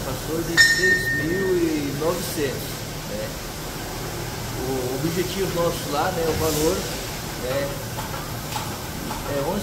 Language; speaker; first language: Portuguese; native; Portuguese